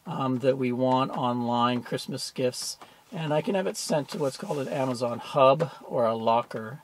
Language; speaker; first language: English; native; English